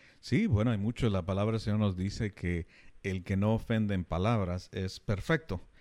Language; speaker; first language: Spanish; native; Spanish